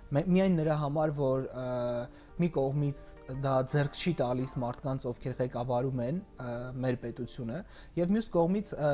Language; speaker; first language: Armenian; native; Armenian